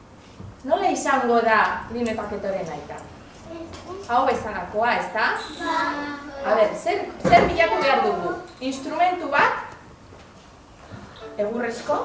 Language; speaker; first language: Basque; non-native, local second language; Spanish